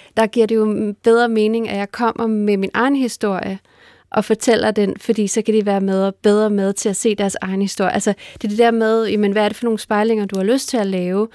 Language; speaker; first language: Danish; native; Danish